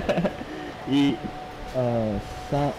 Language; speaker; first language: Chinese; non-native, learner; Japanese